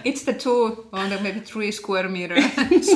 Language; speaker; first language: English; non-native, fluent; Finnish